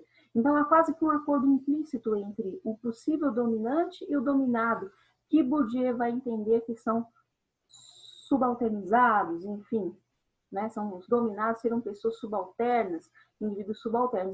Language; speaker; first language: Portuguese; native; Portuguese